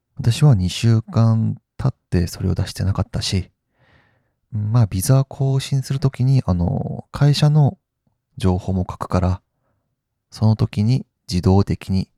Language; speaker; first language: Japanese; non-native, fluent; Korean